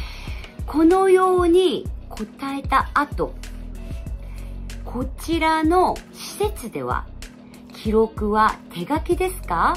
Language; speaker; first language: Japanese; non-native, fluent; Korean